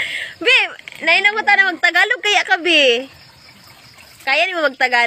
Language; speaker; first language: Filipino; non-native, local second language; Cebuano